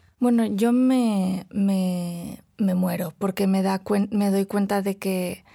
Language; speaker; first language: Spanish; non-native, local second language; Catalan